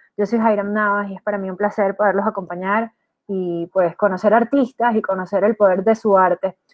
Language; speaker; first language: Spanish; native; Spanish